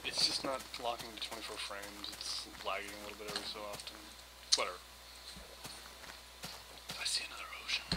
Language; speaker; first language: English; native; English